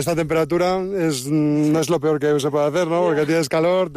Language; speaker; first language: Spanish; native; Spanish